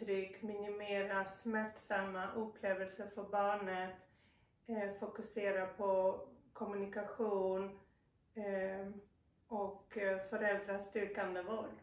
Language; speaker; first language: Swedish; non-native, fluent; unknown